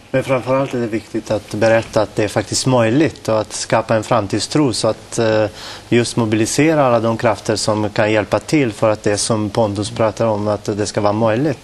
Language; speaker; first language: Swedish; non-native, fluent; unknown